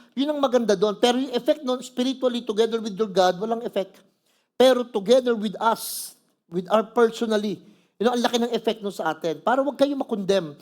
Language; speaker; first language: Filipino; native; Filipino